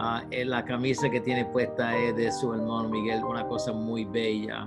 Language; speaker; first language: Spanish; early bilingual, heritage; Spanish